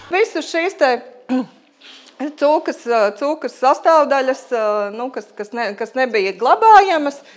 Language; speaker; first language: Latvian; native; Latvian